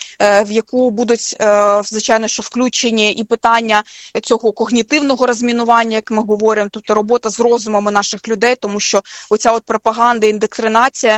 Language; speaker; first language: Ukrainian; native; Ukrainian